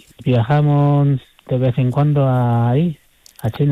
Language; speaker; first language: Spanish; non-native, fluent; Chinese